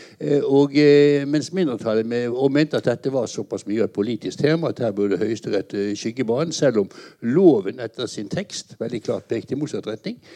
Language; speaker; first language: Norwegian; native; Norwegian